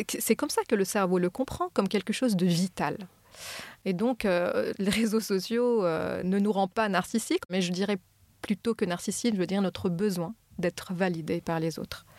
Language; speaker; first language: French; non-native, local second language; Arabic